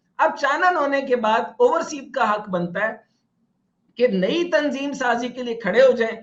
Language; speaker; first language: Urdu; non-native, local second language; Punjabi